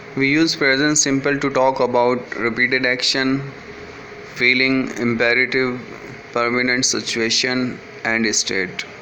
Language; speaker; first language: Urdu; native; Urdu